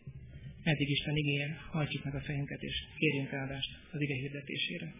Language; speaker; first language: Hungarian; native; Hungarian